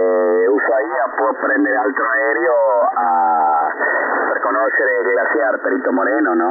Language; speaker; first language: Italian; non-native, fluent; Spanish